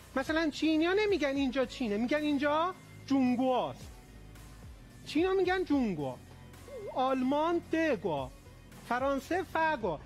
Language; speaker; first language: Persian; non-native, local second language; Azerbaijani